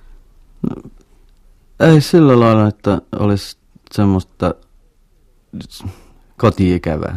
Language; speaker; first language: Finnish; non-native, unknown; English